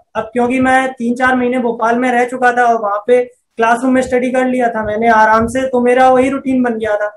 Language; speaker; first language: Hindi; native; Hindi